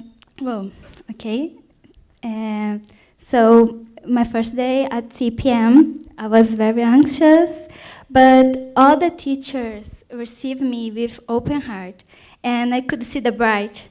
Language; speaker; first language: English; non-native, fluent; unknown